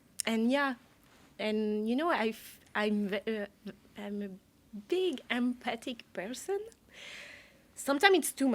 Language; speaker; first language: English; non-native, learner; French